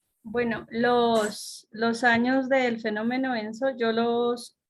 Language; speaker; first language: Spanish; native; Spanish